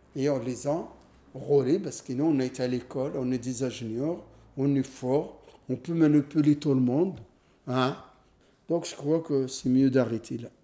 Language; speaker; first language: French; non-native, fluent; Arabic